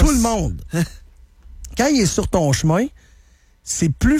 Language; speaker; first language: French; native; French